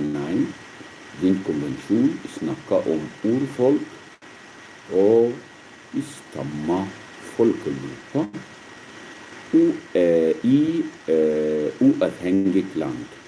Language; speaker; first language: Norwegian; non-native, learner; Arabic